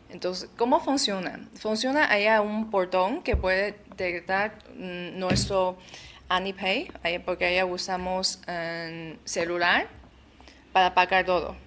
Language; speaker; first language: Spanish; non-native, fluent; Chinese